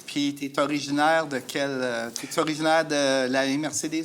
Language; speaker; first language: French; native; French